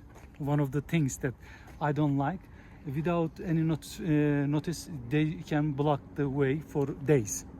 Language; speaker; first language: English; non-native, fluent; Turkish